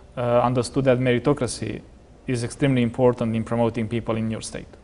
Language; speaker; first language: English; non-native, fluent; Romanian